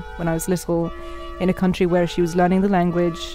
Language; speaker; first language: English; early bilingual, other home language; Spanish